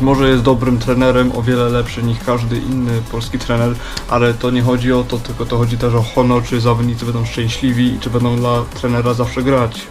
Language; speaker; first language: Polish; early bilingual, heritage; Polish